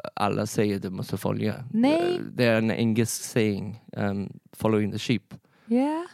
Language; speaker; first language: Swedish; non-native, learner; English